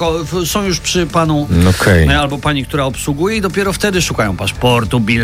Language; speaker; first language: Polish; native; Polish